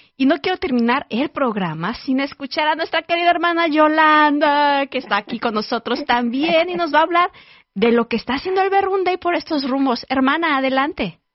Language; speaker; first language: Spanish; native; Spanish